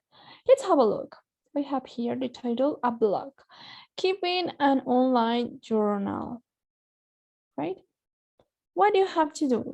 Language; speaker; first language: English; non-native, fluent; Spanish